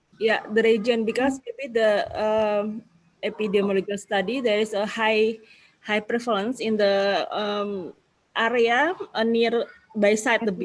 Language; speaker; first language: English; non-native, fluent; Indonesian